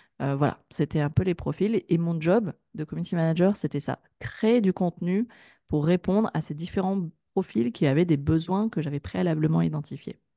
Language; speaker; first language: French; native; French